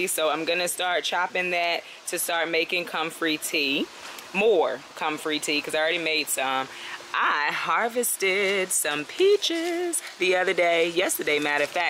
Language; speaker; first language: English; native; English